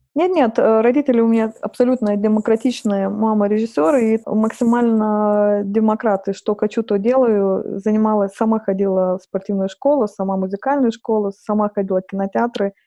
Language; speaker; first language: Russian; non-native, fluent; Lithuanian